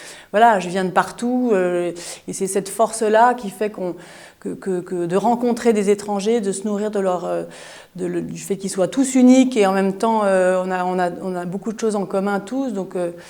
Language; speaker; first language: French; native; French